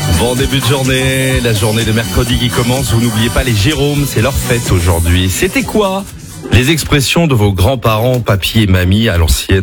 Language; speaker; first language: French; native; French